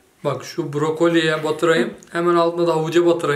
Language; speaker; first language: Turkish; native; Turkish